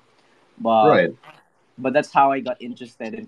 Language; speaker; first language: English; non-native, local second language; Filipino